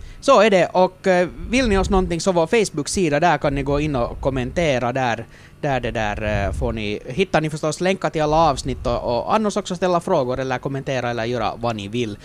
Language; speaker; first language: Swedish; native; Swedish